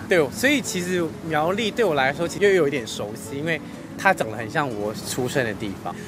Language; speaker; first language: Chinese; early bilingual, other home language; Filipino